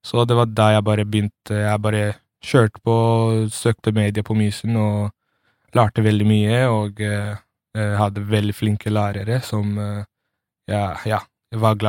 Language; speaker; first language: Norwegian; early bilingual, other home language; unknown